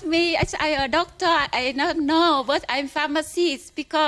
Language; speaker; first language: English; non-native, learner; Vietnamese